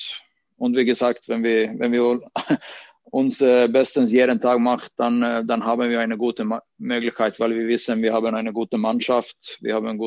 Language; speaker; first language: German; non-native, fluent; Swedish